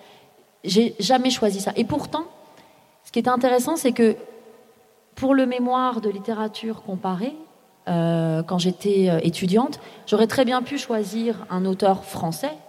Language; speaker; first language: French; early bilingual, other home language; Persian